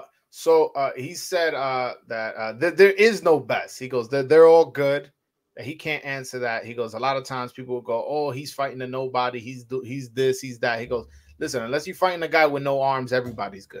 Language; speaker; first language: English; early bilingual, other home language; Spanish